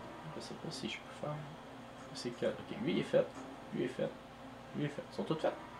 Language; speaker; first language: French; native; French